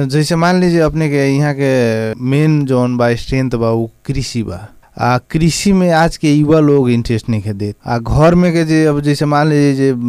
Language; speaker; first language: Bhojpuri; native; Bhojpuri